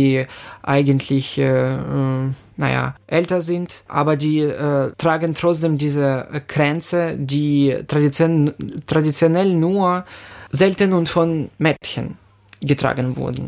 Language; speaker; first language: German; non-native, fluent; Ukrainian